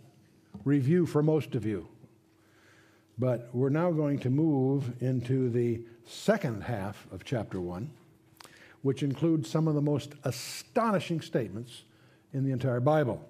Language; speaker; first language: English; native; English